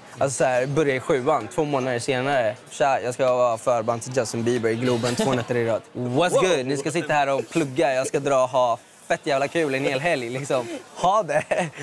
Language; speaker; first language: Swedish; early bilingual, other home language; Spanish